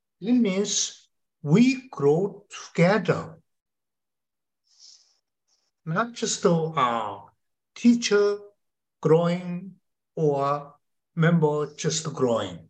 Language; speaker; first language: English; non-native, learner; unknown